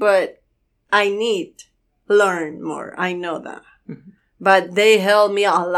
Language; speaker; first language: English; non-native, learner; Spanish